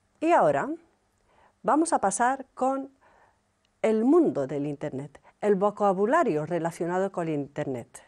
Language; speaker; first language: Spanish; non-native, fluent; Arabic